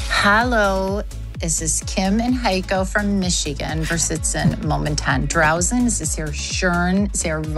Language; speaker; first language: German; non-native, learner; English